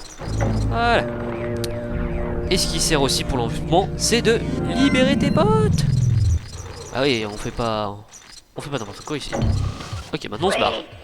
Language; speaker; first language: French; native; French